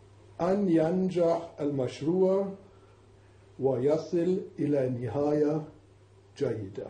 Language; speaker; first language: Arabic; non-native, fluent; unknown